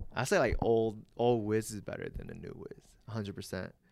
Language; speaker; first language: English; early bilingual, other home language; Vietnamese